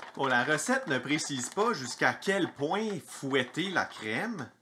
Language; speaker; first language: French; native; French